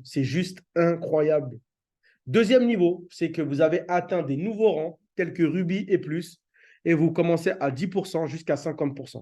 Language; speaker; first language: French; native; French